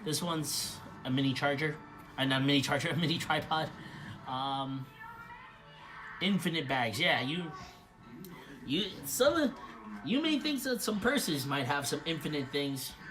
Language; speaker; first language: English; native; English